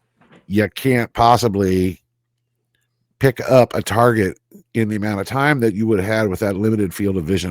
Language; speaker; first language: English; native; English